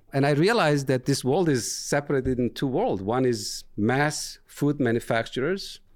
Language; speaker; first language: English; non-native, fluent; Turkish